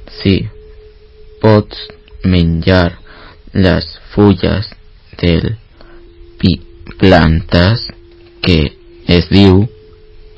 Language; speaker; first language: Catalan; early bilingual, other home language; Spanish